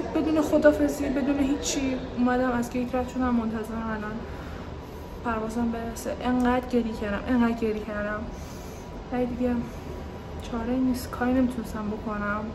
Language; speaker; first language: Persian; native; Persian